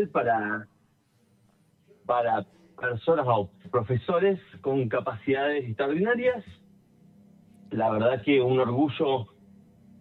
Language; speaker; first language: Spanish; native; Spanish